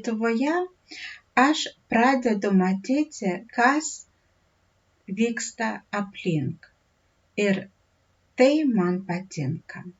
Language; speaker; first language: Lithuanian; non-native, fluent; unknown